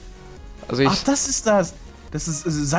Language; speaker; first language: German; native; German